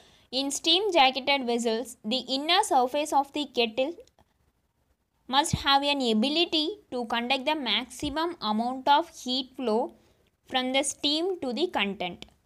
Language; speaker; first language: English; non-native, local second language; Tamil